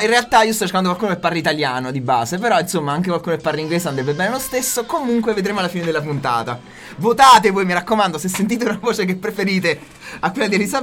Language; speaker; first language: Italian; native; Italian